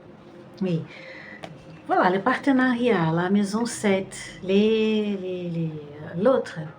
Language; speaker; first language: French; non-native, fluent; Portuguese